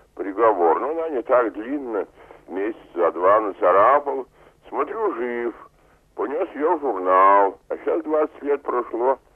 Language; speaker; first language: Russian; native; Russian